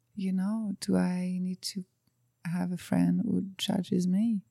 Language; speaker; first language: English; non-native, fluent; French